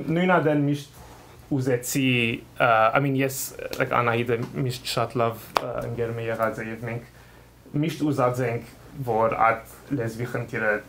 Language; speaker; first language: Armenian; early bilingual, heritage; Armenian